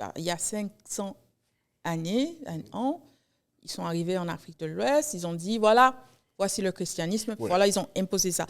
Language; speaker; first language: French; early bilingual, heritage; Haitian Creole